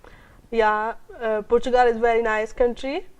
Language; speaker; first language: English; non-native, local second language; Urdu